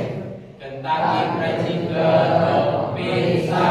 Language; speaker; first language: English; non-native, learner; Indonesian